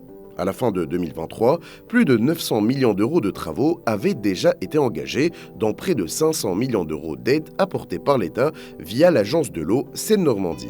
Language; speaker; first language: French; native; French